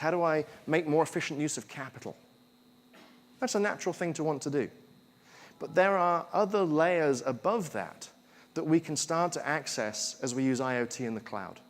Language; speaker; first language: English; native; English